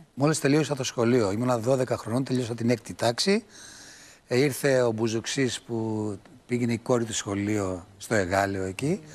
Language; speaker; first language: Greek; early bilingual, other home language; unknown